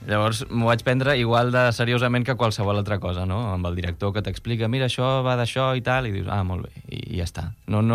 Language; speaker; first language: Catalan; non-native, local second language; Spanish